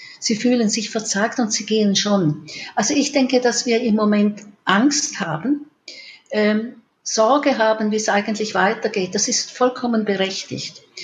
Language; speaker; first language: German; native; German